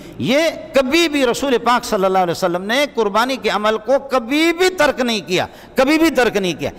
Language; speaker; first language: Urdu; non-native, local second language; Brahui